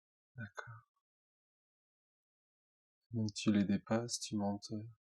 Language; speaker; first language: French; native; French